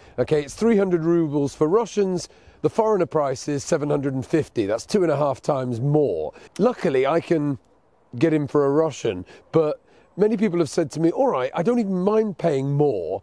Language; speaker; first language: English; native; English